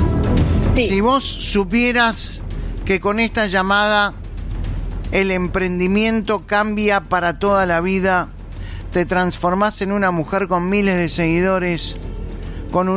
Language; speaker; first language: Spanish; native; Spanish